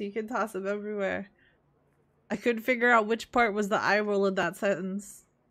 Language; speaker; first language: English; native; English